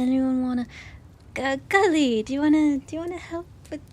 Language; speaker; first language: English; native; English